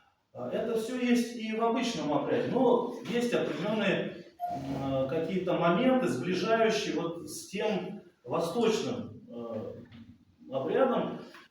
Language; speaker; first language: Russian; native; Russian